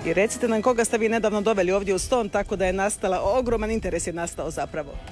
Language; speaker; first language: Serbian; native; Serbian